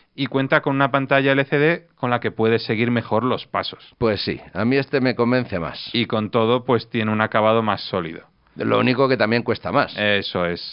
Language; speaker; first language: Spanish; non-native, fluent; Russian